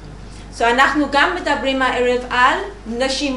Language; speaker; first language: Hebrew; non-native, learner; English